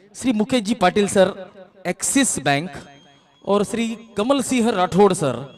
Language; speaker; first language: Hindi; non-native, local second language; Marathi